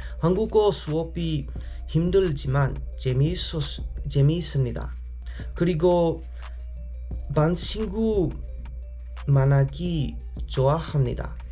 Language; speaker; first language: Korean; non-native, learner; English